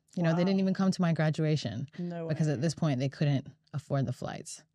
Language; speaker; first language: English; non-native, fluent; Latvian